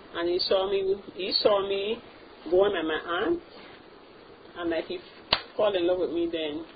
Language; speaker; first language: English; native; English